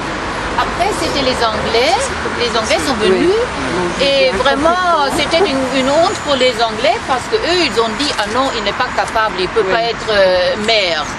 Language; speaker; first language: French; non-native, fluent; German